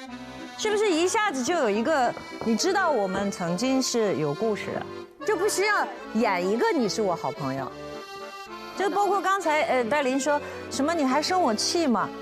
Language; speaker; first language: Chinese; native; Chinese